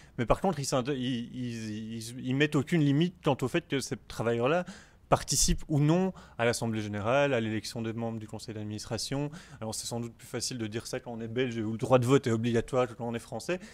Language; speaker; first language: French; native; French